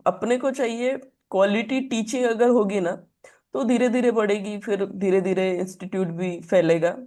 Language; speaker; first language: Hindi; non-native, local second language; Marathi